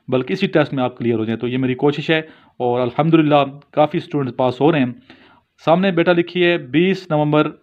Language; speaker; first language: Urdu; native; Urdu